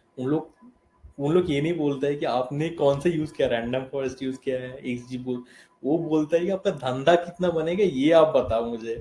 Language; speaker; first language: Hindi; non-native, local second language; Bangla